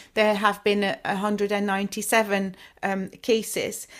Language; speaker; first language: English; non-native, fluent; Dutch